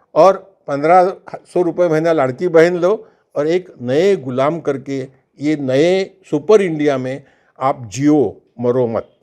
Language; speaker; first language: Hindi; non-native, local second language; Marathi